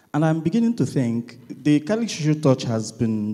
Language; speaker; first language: English; non-native, local second language; Igbo